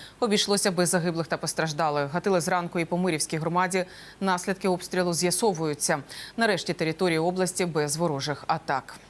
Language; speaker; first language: Ukrainian; native; Ukrainian